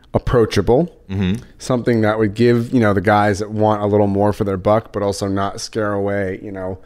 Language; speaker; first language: English; native; English